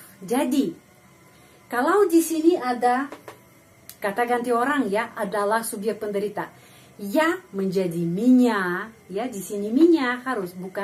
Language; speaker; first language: Indonesian; non-native, fluent; Russian